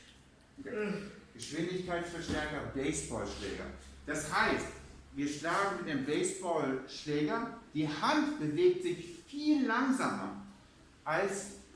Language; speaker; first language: German; non-native, fluent; English